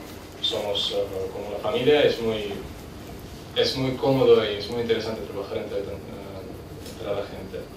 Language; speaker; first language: Spanish; non-native, fluent; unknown